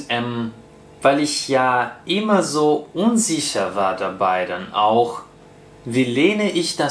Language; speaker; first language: German; non-native, fluent; Russian